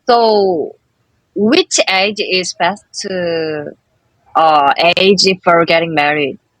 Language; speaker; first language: English; non-native, learner; Korean